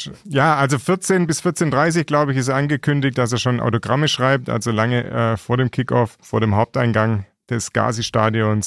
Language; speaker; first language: German; native; German